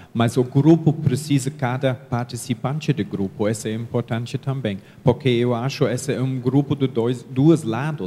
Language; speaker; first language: Portuguese; non-native, learner; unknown